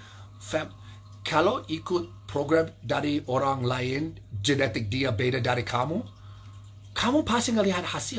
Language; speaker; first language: Indonesian; non-native, learner; English